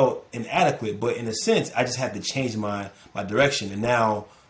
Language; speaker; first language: English; native; English